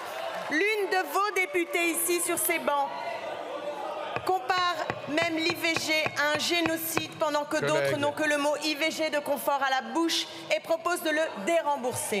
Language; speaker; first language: French; native; French